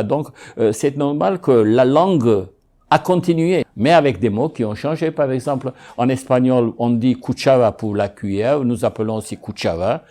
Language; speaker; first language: French; non-native, fluent; Ladino